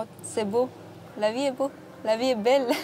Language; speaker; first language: French; non-native, learner; Persian